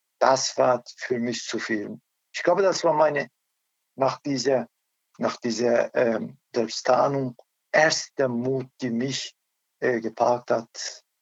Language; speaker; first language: German; non-native, learner; Turkish